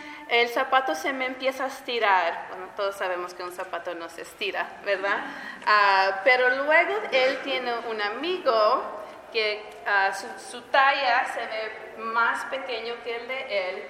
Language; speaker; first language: Spanish; early bilingual, heritage; Spanish